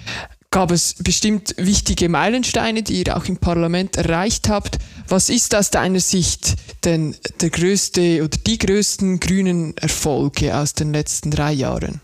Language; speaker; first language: German; native; German